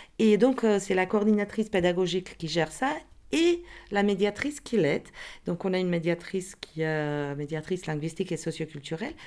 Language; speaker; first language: French; non-native, fluent; Croatian